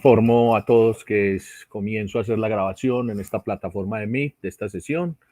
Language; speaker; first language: Spanish; native; Spanish